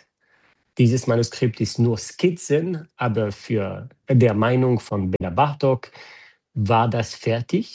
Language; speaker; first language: German; non-native, fluent; French